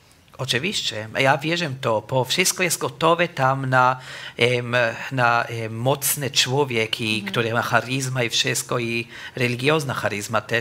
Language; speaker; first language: Polish; non-native, learner; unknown